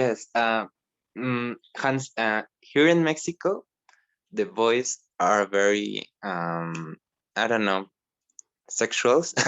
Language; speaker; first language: English; non-native, learner; Spanish